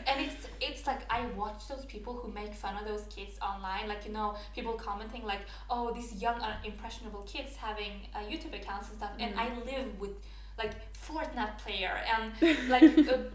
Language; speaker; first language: English; non-native, fluent; Norwegian